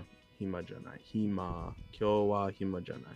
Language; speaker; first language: Japanese; non-native, learner; English